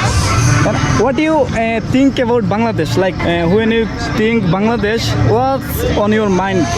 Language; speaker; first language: English; non-native, learner; Bangla